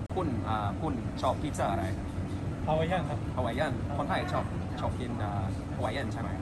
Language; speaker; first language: Thai; non-native, learner; English